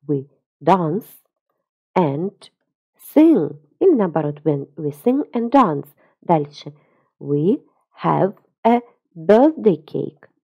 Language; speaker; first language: English; non-native, fluent; Russian